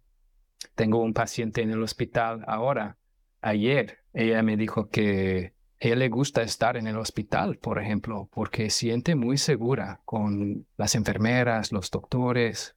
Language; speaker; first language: Spanish; non-native, fluent; English